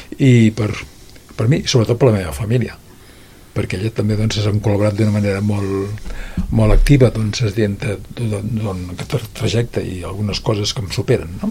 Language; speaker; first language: Catalan; native; Catalan